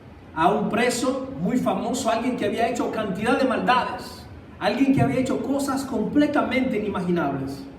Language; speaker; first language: Spanish; native; Spanish